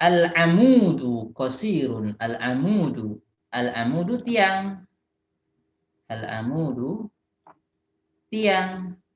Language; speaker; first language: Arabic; non-native, fluent; Indonesian